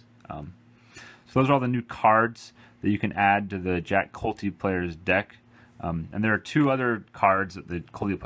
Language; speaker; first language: English; native; English